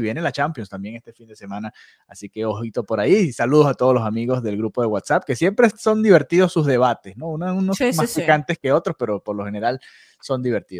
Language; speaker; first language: Spanish; native; Spanish